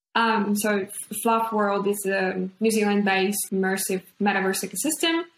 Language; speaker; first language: English; non-native, fluent; Ukrainian